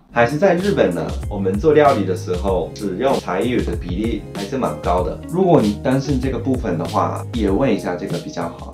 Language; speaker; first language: Chinese; non-native, fluent; Japanese